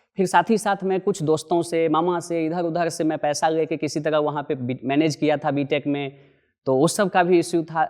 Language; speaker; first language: Hindi; non-native, local second language; Maithili